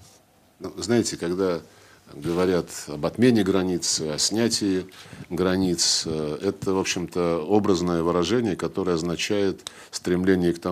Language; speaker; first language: Russian; native; Russian